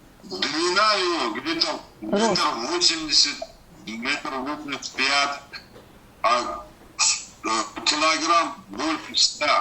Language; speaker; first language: Russian; non-native, learner; Uzbek